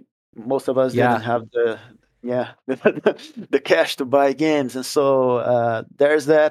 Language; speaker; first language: English; non-native, fluent; Portuguese